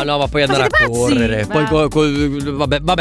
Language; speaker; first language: Italian; native; Italian